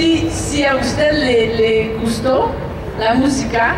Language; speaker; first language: Spanish; non-native, learner; French